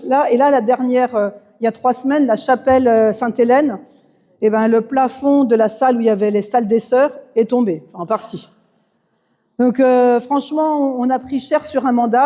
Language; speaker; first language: French; native; French